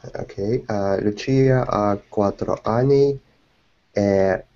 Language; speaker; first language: Italian; non-native, learner; Russian